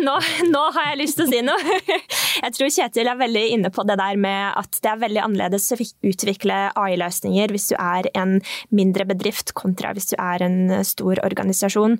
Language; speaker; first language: Norwegian; native; Norwegian